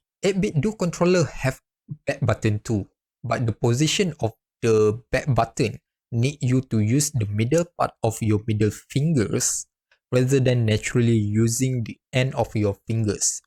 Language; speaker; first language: English; non-native, fluent; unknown